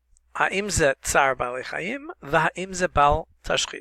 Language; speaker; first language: Hebrew; non-native, fluent; English